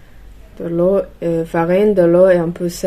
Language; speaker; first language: French; non-native, learner; Chinese